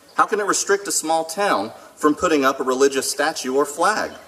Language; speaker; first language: English; native; English